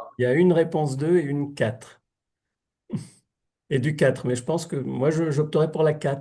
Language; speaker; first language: French; native; French